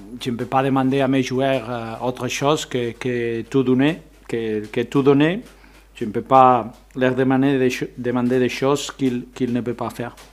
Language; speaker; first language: French; non-native, fluent; Spanish